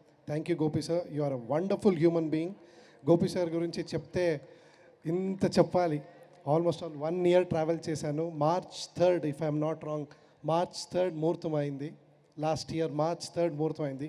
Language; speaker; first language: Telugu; non-native, learner; Kannada